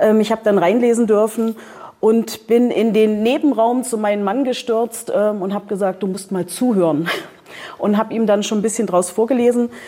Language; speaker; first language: German; native; German